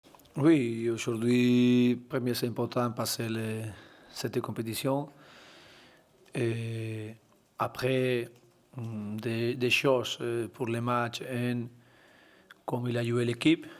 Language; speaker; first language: French; non-native, learner; Spanish